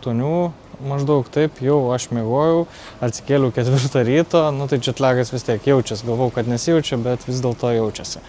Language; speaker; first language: Lithuanian; native; Lithuanian